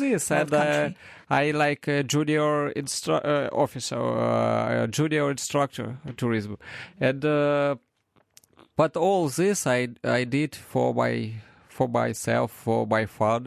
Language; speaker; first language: English; non-native, learner; Ukrainian